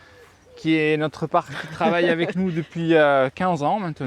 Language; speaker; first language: French; native; French